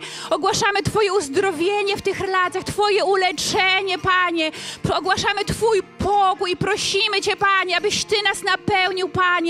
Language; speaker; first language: Polish; native; Polish